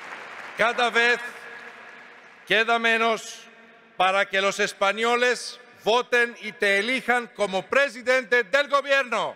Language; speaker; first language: Spanish; non-native, fluent; Greek